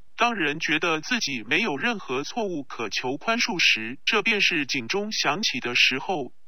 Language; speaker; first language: Chinese; non-native, local second language; Cantonese